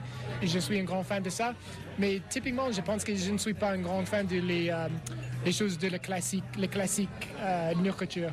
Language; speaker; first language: French; non-native, learner; English